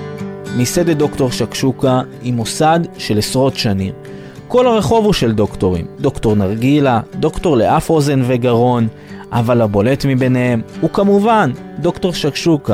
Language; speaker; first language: Hebrew; native; Hebrew